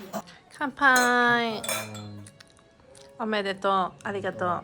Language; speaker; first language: Japanese; non-native, learner; English